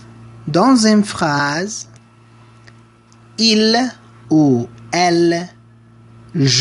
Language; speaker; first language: French; non-native, fluent; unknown